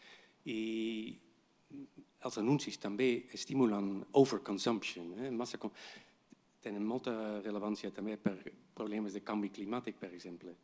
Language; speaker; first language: Catalan; non-native, fluent; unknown